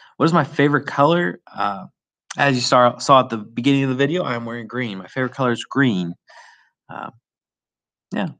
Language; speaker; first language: English; native; English